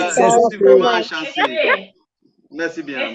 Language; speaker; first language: French; non-native, fluent; Akan